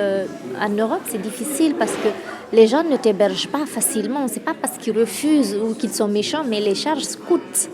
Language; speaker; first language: French; non-native, local second language; Fula